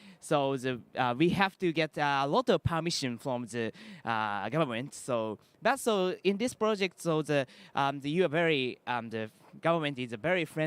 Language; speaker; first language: English; non-native, learner; Japanese